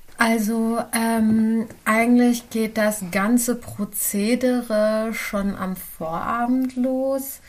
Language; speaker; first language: German; early bilingual, other home language; Central Kurdish